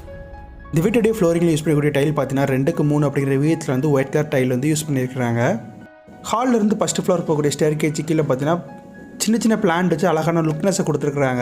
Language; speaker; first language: Tamil; native; Tamil